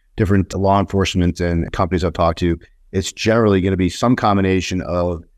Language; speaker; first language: English; native; English